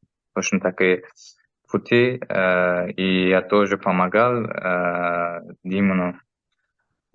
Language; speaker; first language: Russian; non-native, fluent; Uzbek